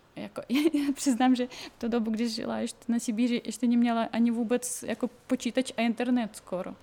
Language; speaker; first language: Czech; non-native, fluent; Russian